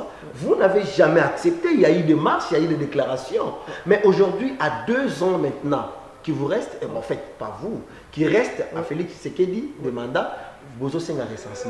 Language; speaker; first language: French; non-native, local second language; Lingala